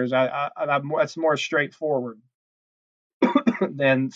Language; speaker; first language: English; native; English